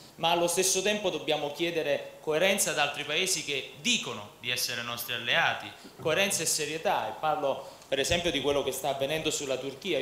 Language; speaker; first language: Italian; native; Italian